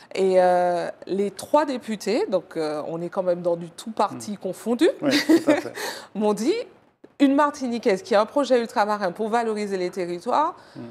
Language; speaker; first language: French; native; French